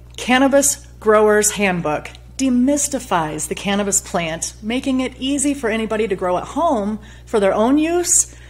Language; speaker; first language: English; native; English